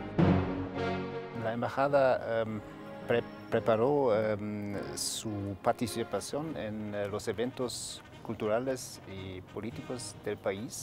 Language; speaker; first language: Spanish; non-native, fluent; German